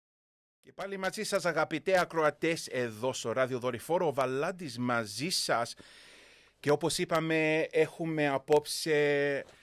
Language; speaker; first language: Greek; early bilingual, heritage; Greek